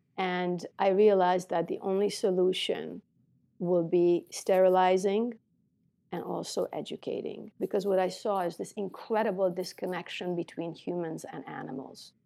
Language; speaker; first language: English; non-native, fluent; Romanian